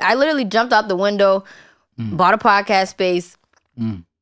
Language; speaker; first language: English; native; English